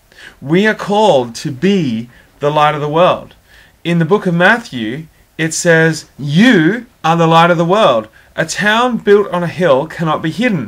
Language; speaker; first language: English; native; English